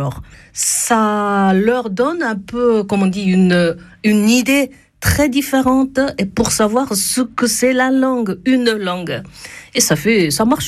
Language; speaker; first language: French; non-native, fluent; Japanese